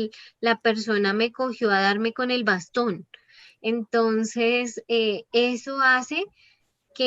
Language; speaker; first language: Spanish; native; Spanish